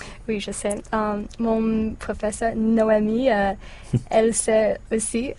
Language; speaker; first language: French; non-native, learner; English